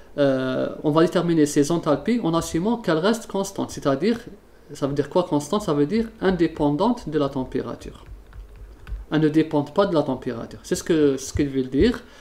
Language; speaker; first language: French; non-native, local second language; Arabic